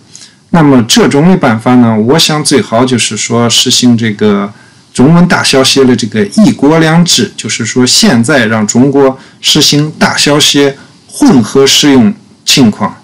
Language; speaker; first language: Chinese; native; Chinese